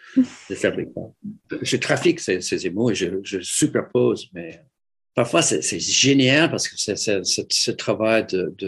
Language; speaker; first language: French; non-native, fluent; English